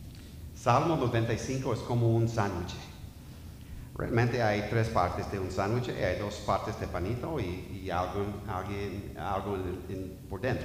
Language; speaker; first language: Spanish; non-native, fluent; English